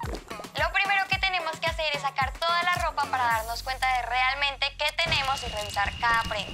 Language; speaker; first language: Spanish; native; Spanish